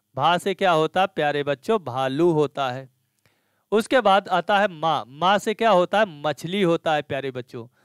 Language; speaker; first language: Hindi; native; Hindi